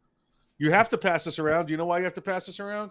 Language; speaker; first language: English; native; English